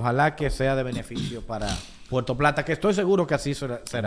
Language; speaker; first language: Spanish; native; Spanish